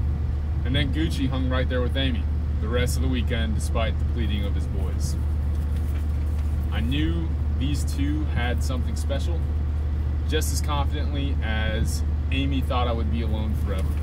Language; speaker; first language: English; native; English